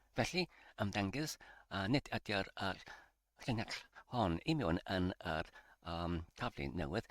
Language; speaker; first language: Welsh; non-native, learner; English